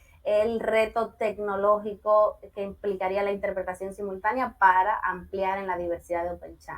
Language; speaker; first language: Spanish; native; Spanish